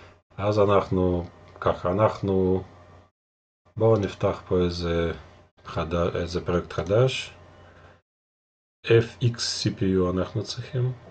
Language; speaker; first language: Hebrew; non-native, fluent; Russian